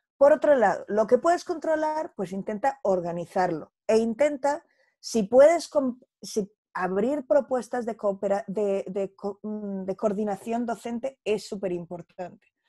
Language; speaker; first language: Spanish; native; Spanish